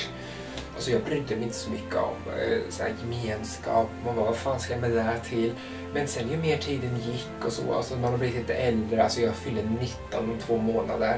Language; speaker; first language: Swedish; native; Swedish